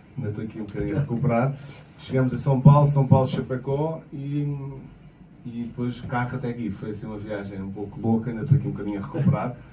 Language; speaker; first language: Portuguese; native; Portuguese